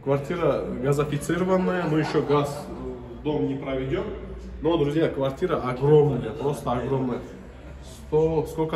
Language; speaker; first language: Russian; non-native, fluent; Turkish